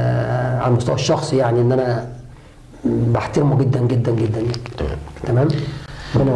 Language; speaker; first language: Arabic; native; Arabic